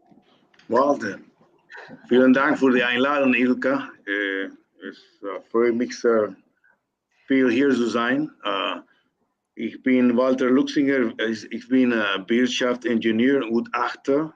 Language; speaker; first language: German; non-native, learner; Spanish